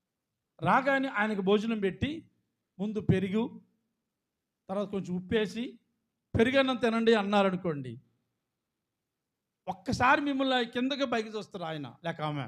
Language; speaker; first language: Telugu; native; Telugu